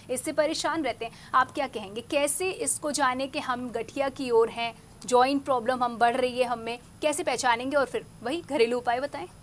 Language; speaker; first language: Hindi; native; Hindi